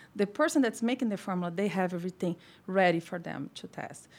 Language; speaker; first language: English; non-native, fluent; Portuguese